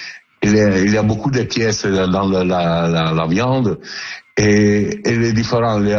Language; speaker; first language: French; non-native, learner; Italian